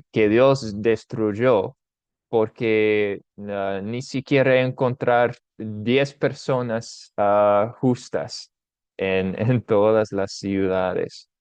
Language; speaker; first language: Spanish; non-native, fluent; English